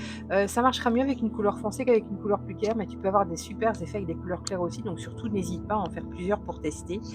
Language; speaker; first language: French; native; French